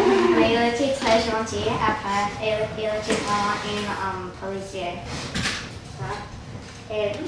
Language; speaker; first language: French; non-native, learner; English